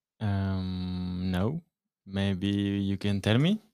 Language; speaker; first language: English; non-native, learner; French